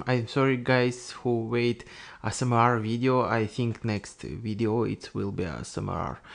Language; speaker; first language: English; non-native, learner; Russian